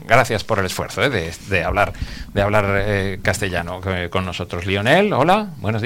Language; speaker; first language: Spanish; native; Spanish